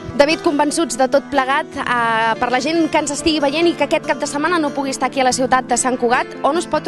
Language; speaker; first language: Catalan; native; Catalan